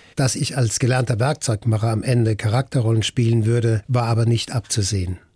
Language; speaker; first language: German; native; German